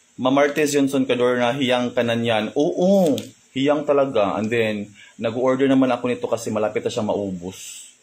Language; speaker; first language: Filipino; non-native, local second language; Cebuano